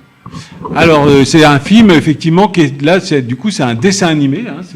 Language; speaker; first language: French; native; French